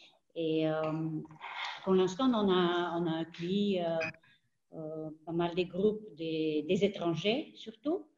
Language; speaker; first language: French; non-native, fluent; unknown